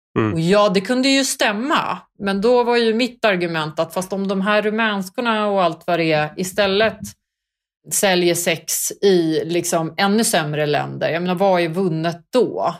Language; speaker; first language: Swedish; early bilingual, other home language; Kurdish